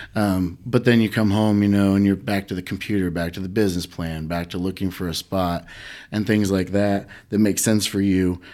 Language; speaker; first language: English; native; English